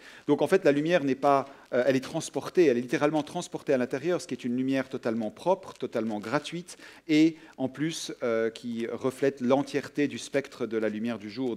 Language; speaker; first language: French; native; French